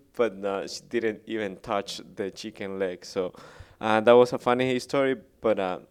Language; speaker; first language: English; non-native, fluent; Spanish